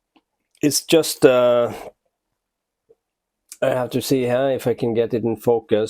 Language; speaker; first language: English; non-native, fluent; Norwegian